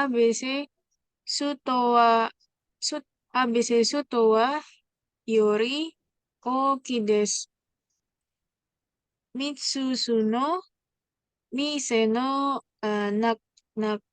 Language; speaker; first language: Japanese; non-native, learner; Indonesian